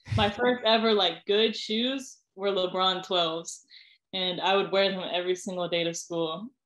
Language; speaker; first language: English; native; English